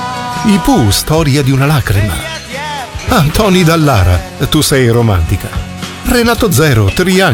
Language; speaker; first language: Italian; native; Italian